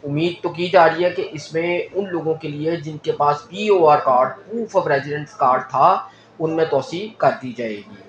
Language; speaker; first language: Urdu; non-native, local second language; Punjabi